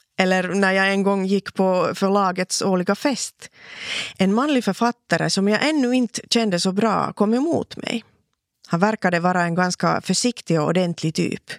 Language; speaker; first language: Swedish; non-native, local second language; Finnish